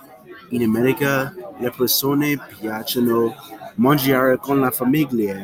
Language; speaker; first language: Italian; non-native, learner; English